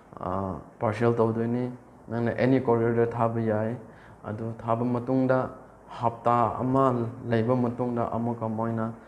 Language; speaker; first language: Manipuri; non-native, local second language; Rongmei Naga